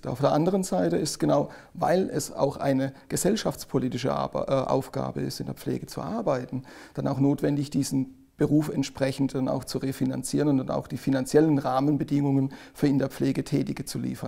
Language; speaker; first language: German; native; German